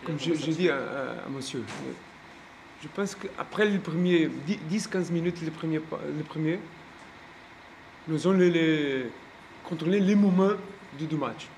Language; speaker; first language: French; non-native, learner; Portuguese